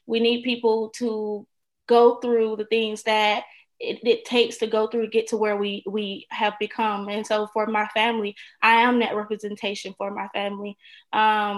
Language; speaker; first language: English; native; English